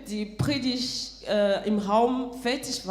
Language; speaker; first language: German; non-native, fluent; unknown